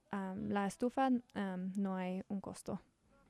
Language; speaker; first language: Spanish; non-native, learner; English